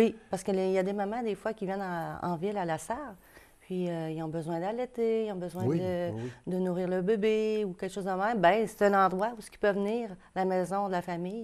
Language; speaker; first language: French; native; French